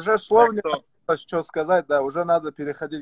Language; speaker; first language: Russian; native; Russian